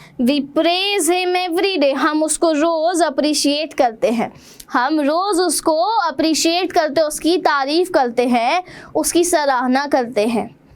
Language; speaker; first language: Hindi; native; Hindi